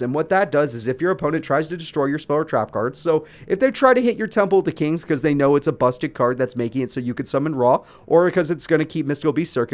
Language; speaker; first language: English; native; English